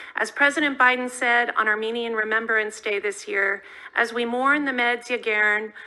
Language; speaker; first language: English; native; English